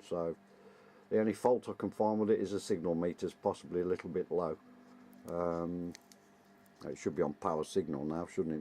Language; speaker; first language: English; native; English